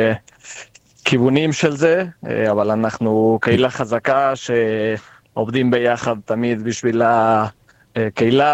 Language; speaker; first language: Hebrew; non-native, fluent; Spanish